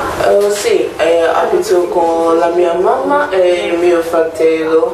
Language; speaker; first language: Italian; non-native, learner; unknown